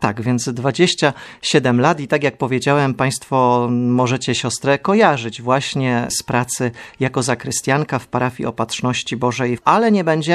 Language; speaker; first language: Polish; native; Polish